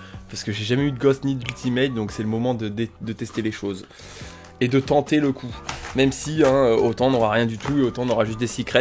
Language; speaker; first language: French; native; French